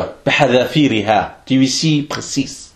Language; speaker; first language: Danish; non-native, fluent; Arabic